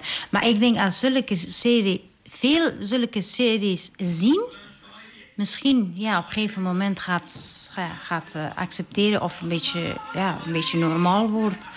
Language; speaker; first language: Dutch; non-native, learner; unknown